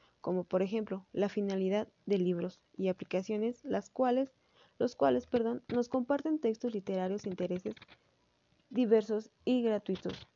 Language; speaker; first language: Spanish; native; Spanish